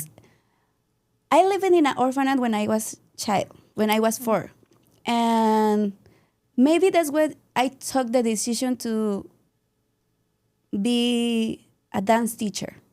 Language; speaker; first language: English; non-native, learner; Spanish